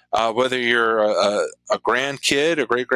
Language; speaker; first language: English; native; English